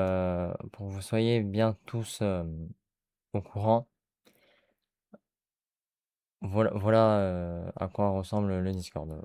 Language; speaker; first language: French; native; French